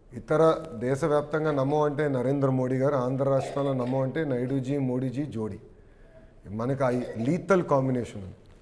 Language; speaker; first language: Telugu; native; Telugu